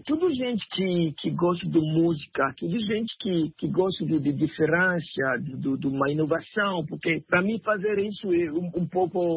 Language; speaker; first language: Portuguese; non-native, learner; French